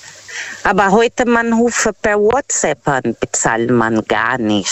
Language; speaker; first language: German; non-native, fluent; Portuguese